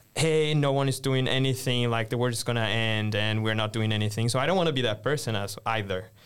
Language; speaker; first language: English; non-native, fluent; Portuguese